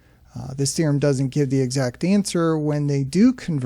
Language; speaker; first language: English; native; English